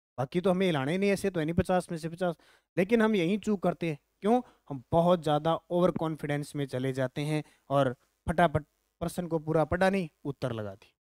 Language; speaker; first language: Hindi; native; Hindi